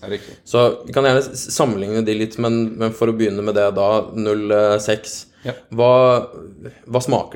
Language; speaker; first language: Norwegian; native; Norwegian